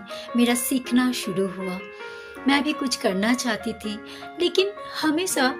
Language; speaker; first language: Hindi; non-native, local second language; Bangla